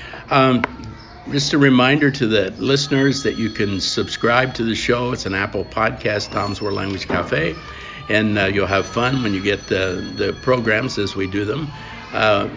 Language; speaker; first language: English; native; English